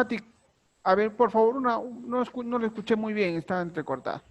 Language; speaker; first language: Spanish; native; Spanish